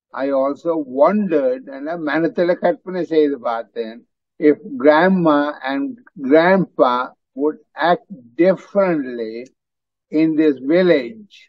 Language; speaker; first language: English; non-native, fluent; Tamil